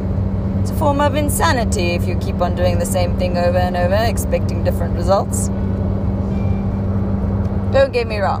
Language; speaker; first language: English; non-native, local second language; Afrikaans